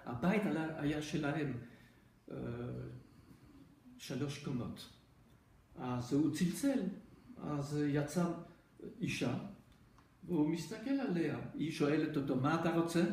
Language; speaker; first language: Hebrew; non-native, fluent; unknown